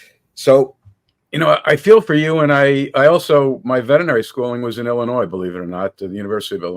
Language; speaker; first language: English; native; English